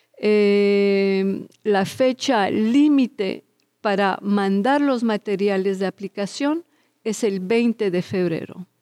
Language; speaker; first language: Spanish; early bilingual, heritage; Spanish